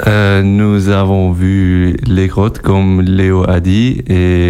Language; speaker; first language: French; non-native, local second language; German